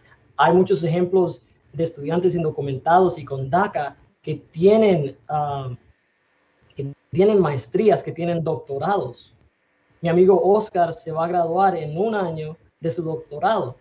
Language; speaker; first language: Spanish; early bilingual, other home language; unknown